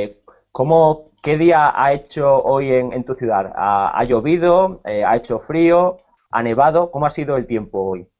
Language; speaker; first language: Spanish; native; Spanish